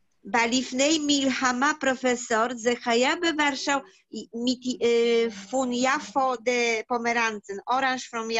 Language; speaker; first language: Hebrew; non-native, learner; Yiddish